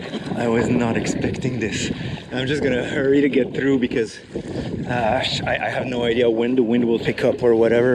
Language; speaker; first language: English; non-native, local second language; French